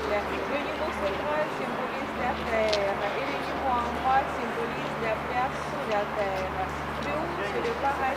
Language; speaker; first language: French; non-native, fluent; Russian